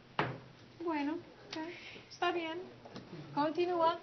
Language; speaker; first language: Spanish; non-native, fluent; English